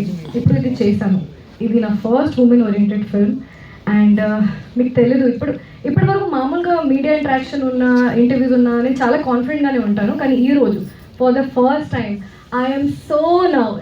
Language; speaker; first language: Telugu; non-native, local second language; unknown